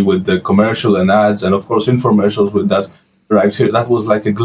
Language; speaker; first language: English; non-native, fluent; Polish